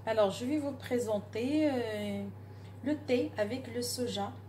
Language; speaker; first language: French; non-native, local second language; Arabic